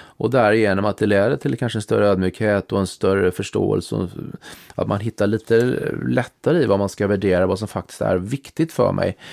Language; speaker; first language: Swedish; native; Swedish